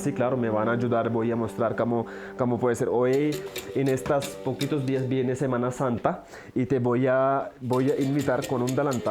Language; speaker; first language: Spanish; non-native, learner; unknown